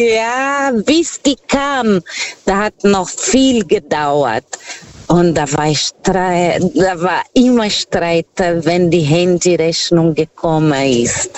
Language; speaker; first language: German; non-native, fluent; Portuguese